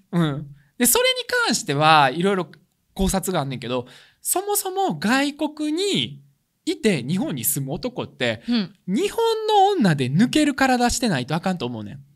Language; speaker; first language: Japanese; early bilingual, other home language; Russian